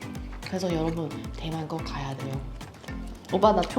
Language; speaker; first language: Korean; non-native, learner; Chinese